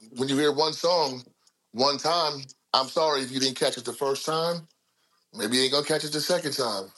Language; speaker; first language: English; native; English